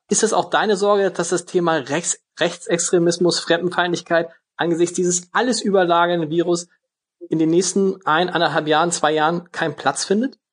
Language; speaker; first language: German; native; German